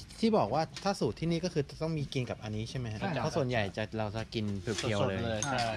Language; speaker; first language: Thai; native; Thai